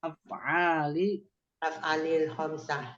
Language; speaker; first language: Arabic; non-native, learner; Indonesian